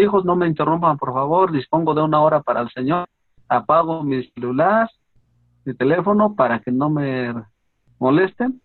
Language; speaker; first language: Spanish; native; Spanish